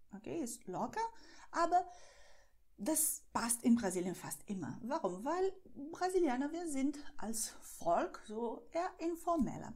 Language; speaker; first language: German; non-native, fluent; Portuguese